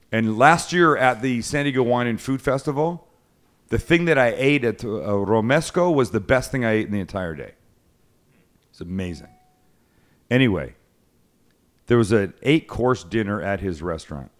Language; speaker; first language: English; native; English